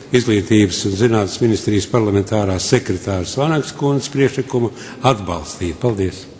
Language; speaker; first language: Latvian; non-native, local second language; Russian